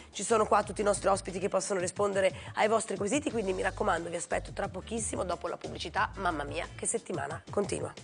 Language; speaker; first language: Italian; native; Italian